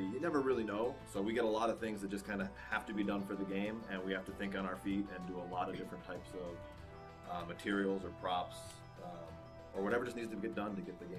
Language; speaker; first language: English; native; English